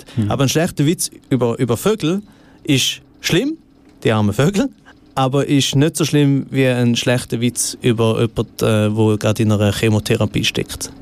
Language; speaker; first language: German; native; German